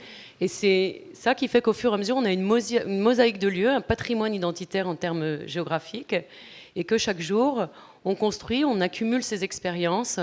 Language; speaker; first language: French; native; French